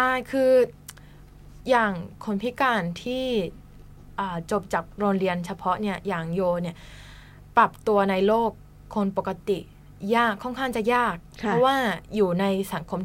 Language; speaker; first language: Thai; non-native, fluent; Japanese